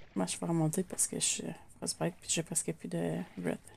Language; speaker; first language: French; native; French